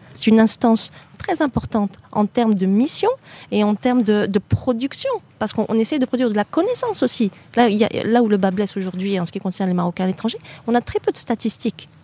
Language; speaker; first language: French; native; French